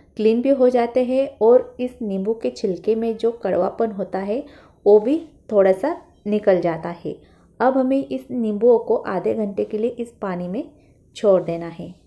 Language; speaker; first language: Hindi; non-native, local second language; Marathi